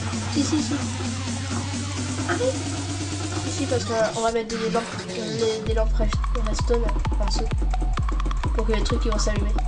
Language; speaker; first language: French; native; French